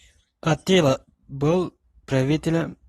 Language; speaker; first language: Russian; non-native, local second language; Tajik